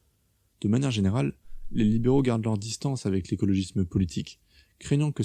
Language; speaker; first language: French; native; French